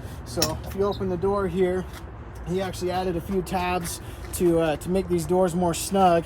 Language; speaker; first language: English; native; English